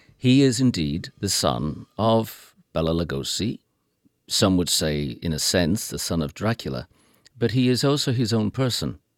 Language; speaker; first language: English; native; English